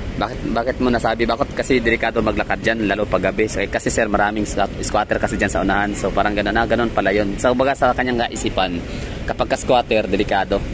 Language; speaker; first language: Filipino; non-native, local second language; Cebuano